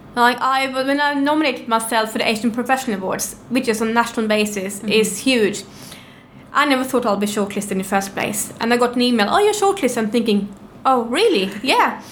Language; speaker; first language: English; non-native, fluent; Norwegian